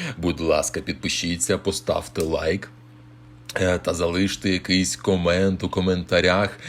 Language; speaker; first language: Ukrainian; native; Ukrainian